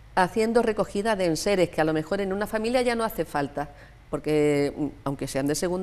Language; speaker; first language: Spanish; native; Spanish